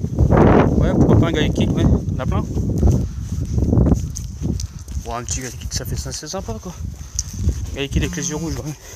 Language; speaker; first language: French; native; French